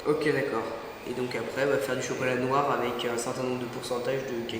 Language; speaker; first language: French; native; French